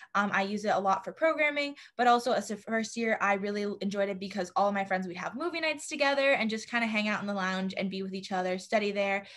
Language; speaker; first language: English; native; English